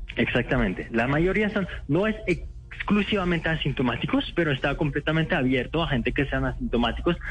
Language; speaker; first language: Spanish; non-native, fluent; French